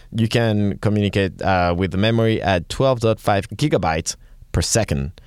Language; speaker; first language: English; non-native, fluent; Spanish